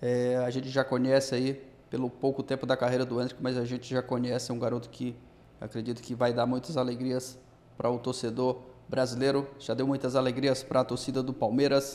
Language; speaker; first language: Portuguese; native; Portuguese